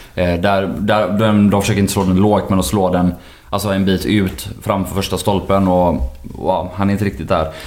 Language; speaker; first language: Swedish; native; Swedish